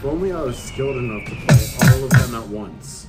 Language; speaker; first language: English; native; English